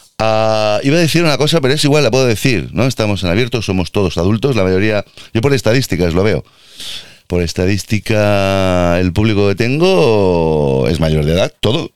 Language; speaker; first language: Spanish; native; Spanish